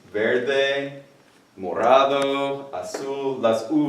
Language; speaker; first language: Spanish; non-native, fluent; English